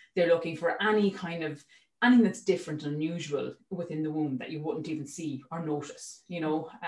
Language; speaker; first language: English; native; English